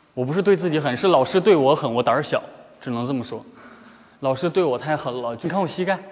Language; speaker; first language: Chinese; native; Chinese